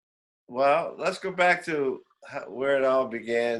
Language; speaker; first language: English; native; English